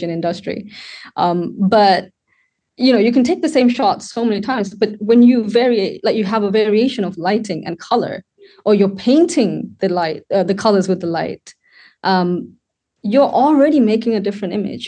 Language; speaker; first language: English; non-native, local second language; Tamil